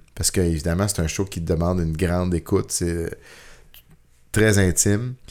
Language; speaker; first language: French; native; French